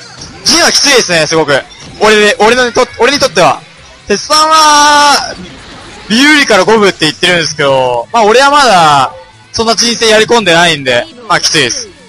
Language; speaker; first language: Japanese; native; Japanese